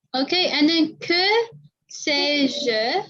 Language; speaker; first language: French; non-native, learner; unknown